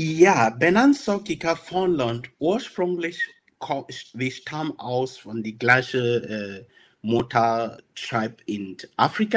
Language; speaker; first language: German; non-native, learner; English